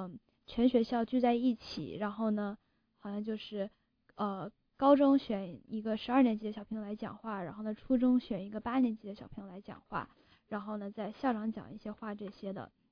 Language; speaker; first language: Chinese; early bilingual, heritage; Chinese